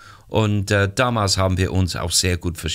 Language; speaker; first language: German; non-native, fluent; English